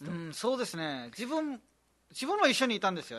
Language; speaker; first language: Japanese; non-native, fluent; Nepali